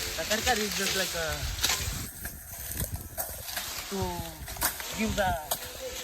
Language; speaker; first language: English; non-native, local second language; Fijian